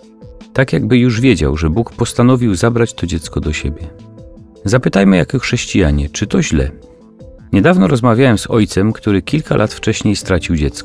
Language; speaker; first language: Polish; native; Polish